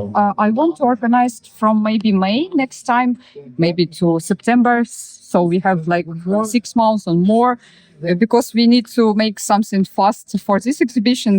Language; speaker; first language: English; non-native, learner; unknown